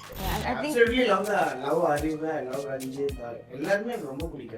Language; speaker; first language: Tamil; native; Tamil